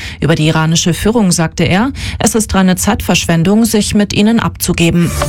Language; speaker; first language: German; native; German